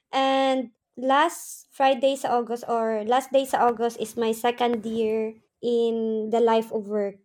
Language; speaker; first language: English; non-native, local second language; Surigaonon